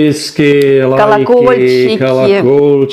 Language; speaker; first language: Russian; non-native, learner; Czech